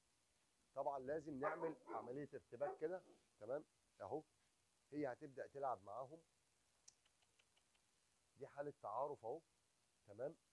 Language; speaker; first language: Arabic; native; Arabic